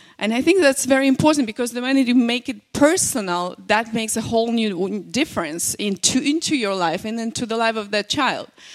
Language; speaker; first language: English; non-native, fluent; Russian